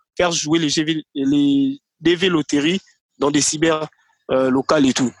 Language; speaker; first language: French; non-native, local second language; Lingala